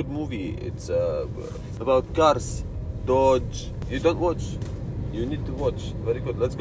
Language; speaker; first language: English; non-native, learner; Russian